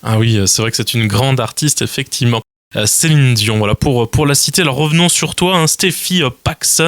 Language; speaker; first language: French; native; French